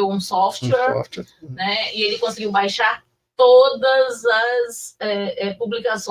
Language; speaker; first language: Portuguese; native; Portuguese